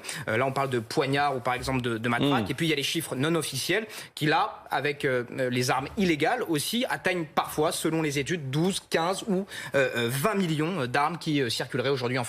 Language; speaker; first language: French; native; French